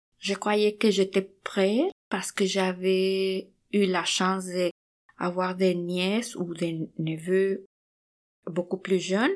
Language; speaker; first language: French; non-native, fluent; Spanish